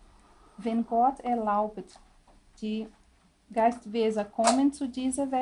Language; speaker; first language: German; non-native, learner; Portuguese